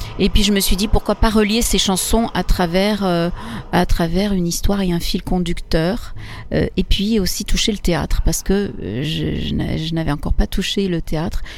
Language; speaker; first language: French; early bilingual, other home language; Italian